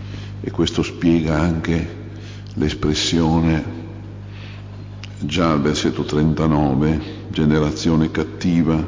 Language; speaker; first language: Italian; native; Italian